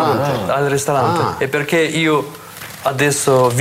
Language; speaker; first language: Italian; non-native, learner; Russian